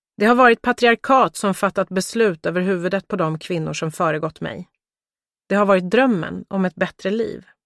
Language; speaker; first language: Swedish; early bilingual, other home language; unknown